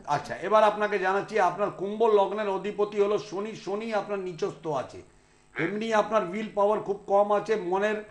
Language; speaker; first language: Bangla; non-native, local second language; Punjabi